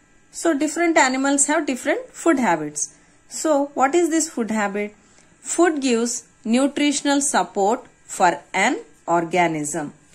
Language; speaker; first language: English; non-native, local second language; Telugu